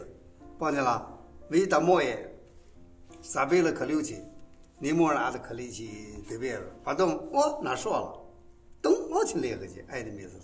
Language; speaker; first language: Russian; non-native, learner; Chinese